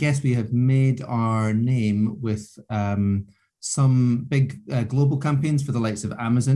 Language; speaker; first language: English; native; English